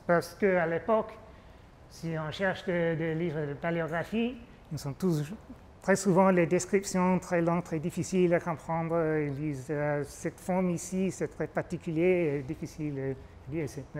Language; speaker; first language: French; non-native, fluent; English